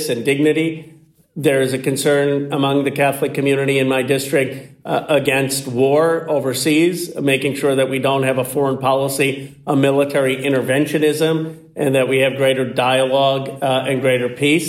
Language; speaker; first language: English; native; English